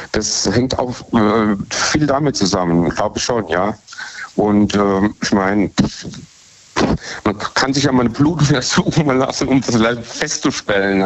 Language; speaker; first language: German; native; German